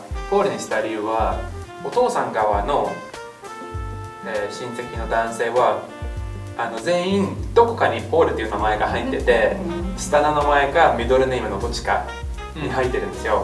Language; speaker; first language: Japanese; non-native, fluent; English